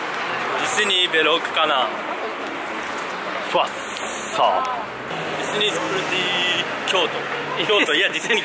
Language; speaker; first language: Indonesian; non-native, learner; Japanese